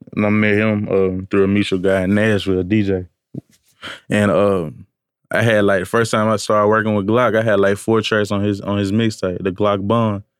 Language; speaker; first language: English; native; English